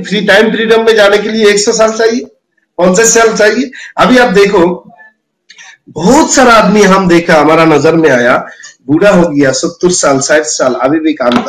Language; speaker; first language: Hindi; non-native, fluent; Bangla